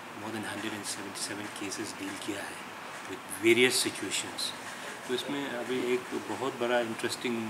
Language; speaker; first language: Hindi; non-native, local second language; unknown